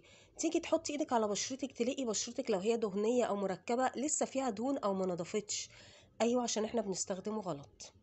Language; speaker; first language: Arabic; native; Arabic